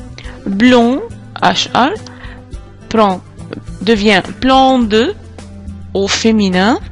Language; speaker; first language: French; non-native, fluent; Arabic